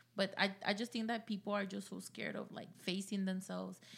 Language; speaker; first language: English; early bilingual, other home language; Spanish